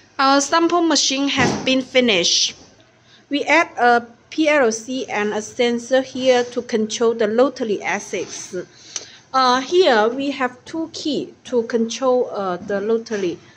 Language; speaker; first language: English; non-native, learner; Chinese